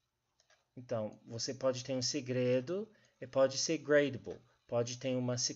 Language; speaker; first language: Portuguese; non-native, learner; English